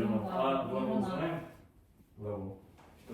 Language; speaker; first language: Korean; non-native, fluent; Russian